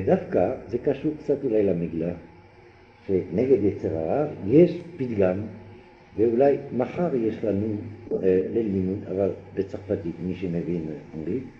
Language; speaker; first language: Hebrew; non-native, fluent; French